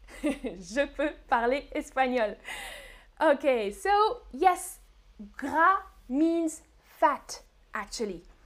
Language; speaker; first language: French; native; French